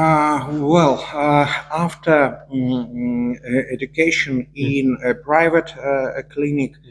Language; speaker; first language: English; non-native, learner; Russian